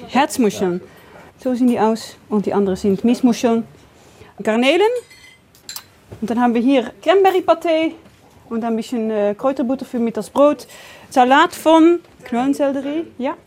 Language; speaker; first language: German; non-native, learner; Dutch